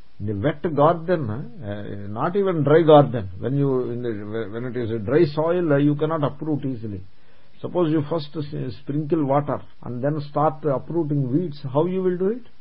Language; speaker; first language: English; non-native, local second language; Telugu